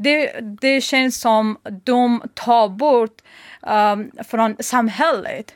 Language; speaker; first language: Swedish; non-native, learner; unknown